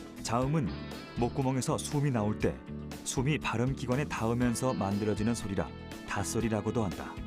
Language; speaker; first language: Korean; native; Korean